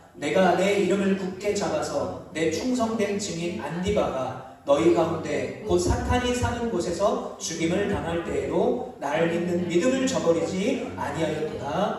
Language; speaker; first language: Korean; native; Korean